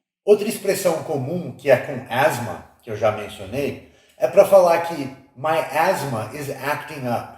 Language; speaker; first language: Portuguese; non-native, fluent; English